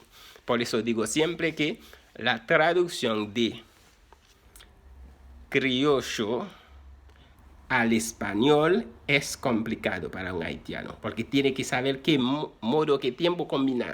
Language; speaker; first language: Spanish; non-native, fluent; Haitian Creole